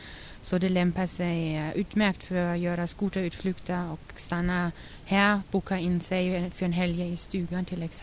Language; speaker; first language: Swedish; non-native, fluent; German